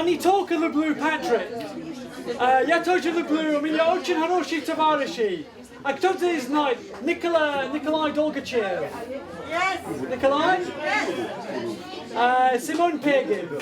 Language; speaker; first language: Russian; non-native, learner; English